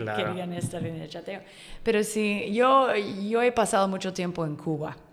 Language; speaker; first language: Spanish; non-native, fluent; English